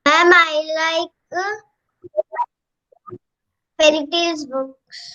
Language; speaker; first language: English; non-native, learner; Hindi